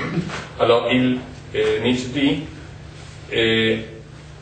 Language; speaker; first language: French; non-native, fluent; Spanish